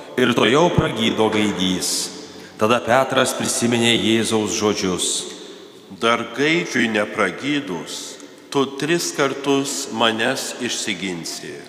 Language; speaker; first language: Lithuanian; native; Lithuanian